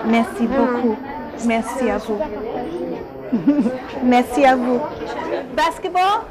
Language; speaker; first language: French; non-native, fluent; English